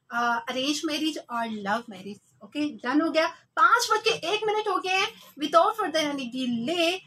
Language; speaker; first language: Urdu; non-native, local second language; Punjabi